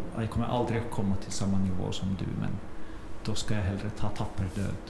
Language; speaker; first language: Swedish; non-native, fluent; Finnish